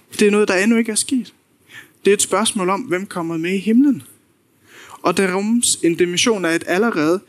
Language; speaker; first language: Danish; non-native, local second language; Faroese